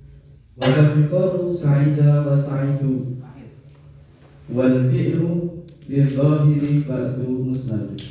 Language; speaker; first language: Arabic; non-native, fluent; Indonesian